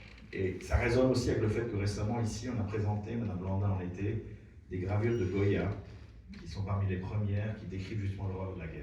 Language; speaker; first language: French; native; French